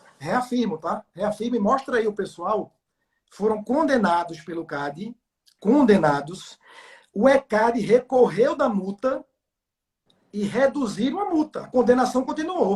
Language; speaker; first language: Portuguese; native; Portuguese